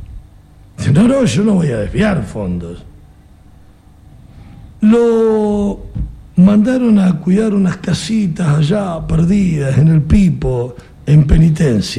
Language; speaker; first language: Spanish; native; Spanish